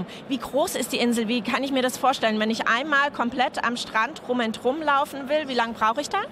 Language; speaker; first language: German; native; German